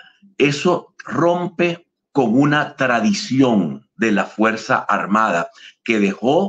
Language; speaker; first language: Spanish; native; Spanish